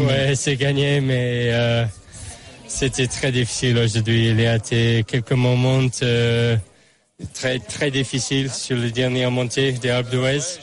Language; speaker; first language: French; non-native, learner; English